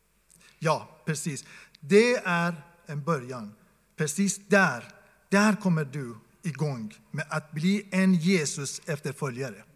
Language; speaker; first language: Swedish; non-native, fluent; Persian